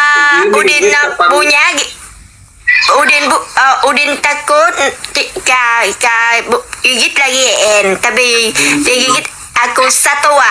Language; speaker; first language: Indonesian; non-native, learner; Vietnamese